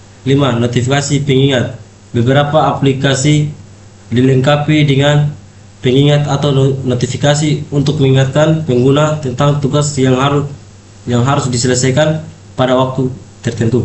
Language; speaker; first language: Indonesian; native; Indonesian